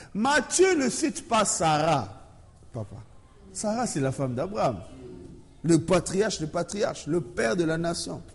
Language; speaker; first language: French; non-native, local second language; Lingala